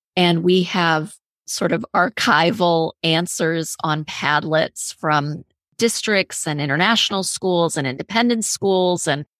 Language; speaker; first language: English; native; English